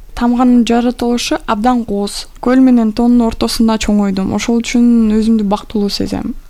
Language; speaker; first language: Kyrgyz; non-native, local second language; Russian